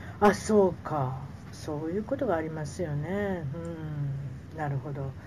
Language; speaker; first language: Japanese; native; Japanese